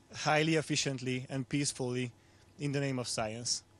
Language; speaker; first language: English; non-native, fluent; Hungarian